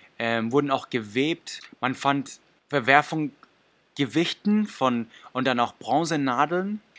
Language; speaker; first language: German; non-native, fluent; English